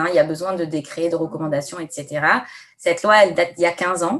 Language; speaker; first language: French; native; French